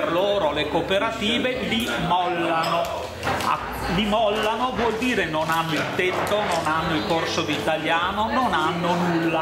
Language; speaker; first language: Italian; native; Italian